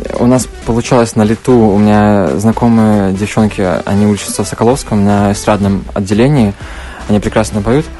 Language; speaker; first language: Russian; native; Russian